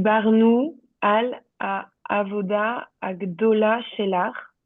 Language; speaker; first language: Hebrew; non-native, learner; French